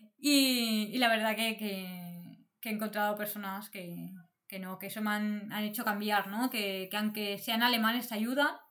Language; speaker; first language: Spanish; native; Spanish